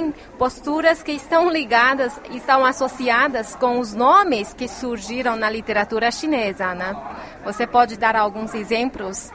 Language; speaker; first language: Portuguese; non-native, fluent; Chinese